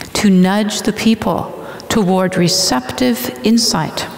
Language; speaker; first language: English; native; English